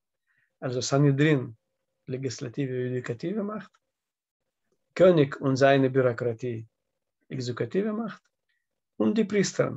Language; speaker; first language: German; non-native, learner; Russian